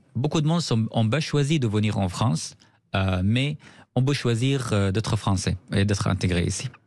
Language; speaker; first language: French; non-native, fluent; Arabic